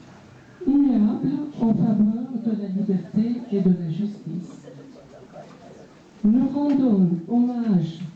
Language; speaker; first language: French; non-native, fluent; Persian